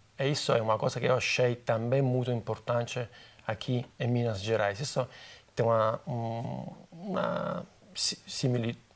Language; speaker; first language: Portuguese; non-native, fluent; Italian